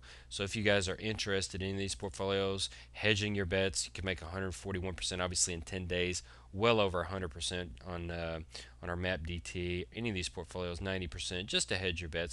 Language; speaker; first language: English; native; English